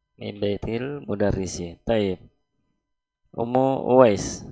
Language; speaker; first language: Arabic; non-native, fluent; Indonesian